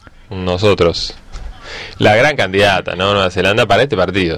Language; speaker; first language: Spanish; native; Spanish